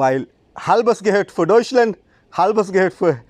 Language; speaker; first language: German; non-native, learner; Sinhala